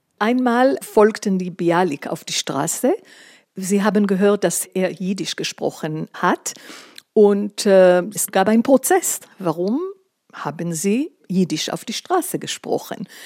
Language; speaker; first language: German; non-native, fluent; Hebrew